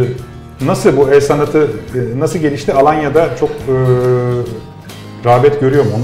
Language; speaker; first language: Turkish; native; Turkish